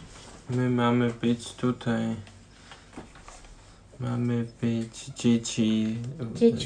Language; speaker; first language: Polish; non-native, learner; German